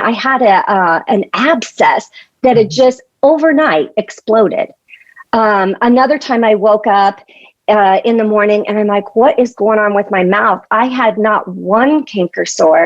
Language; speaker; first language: English; native; English